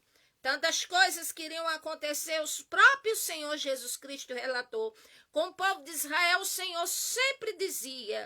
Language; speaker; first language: Portuguese; native; Portuguese